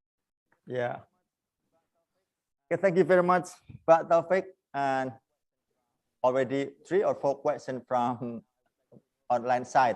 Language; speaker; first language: English; non-native, learner; Indonesian